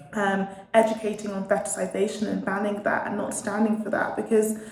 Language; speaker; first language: English; native; English